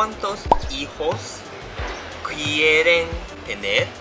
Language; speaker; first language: Spanish; non-native, learner; Japanese